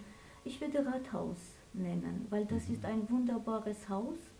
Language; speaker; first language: German; non-native, fluent; Armenian